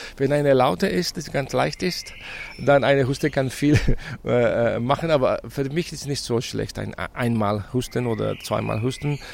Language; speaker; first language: German; non-native, fluent; Spanish